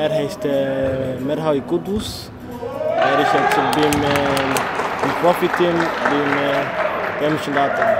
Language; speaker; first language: German; non-native, learner; Tigrinya